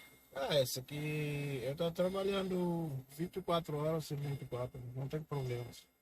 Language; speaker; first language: Portuguese; non-native, learner; Wolof